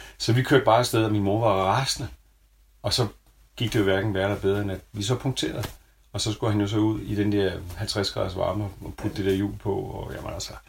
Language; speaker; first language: Danish; native; Danish